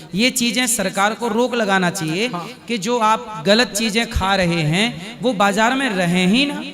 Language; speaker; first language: Hindi; native; Hindi